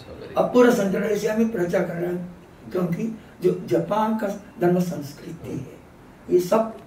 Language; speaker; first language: Hindi; non-native, fluent; Japanese